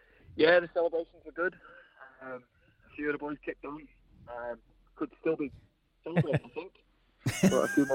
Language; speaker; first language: English; native; English